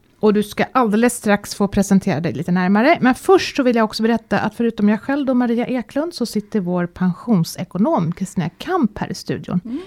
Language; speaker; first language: Swedish; native; Swedish